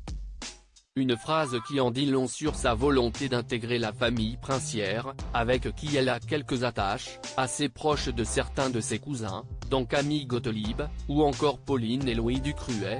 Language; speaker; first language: French; native; French